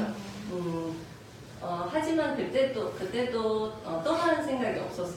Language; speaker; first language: Korean; non-native, fluent; Chinese